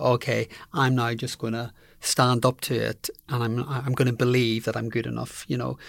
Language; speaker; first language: English; native; English